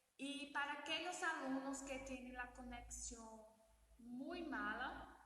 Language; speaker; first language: Spanish; non-native, learner; Portuguese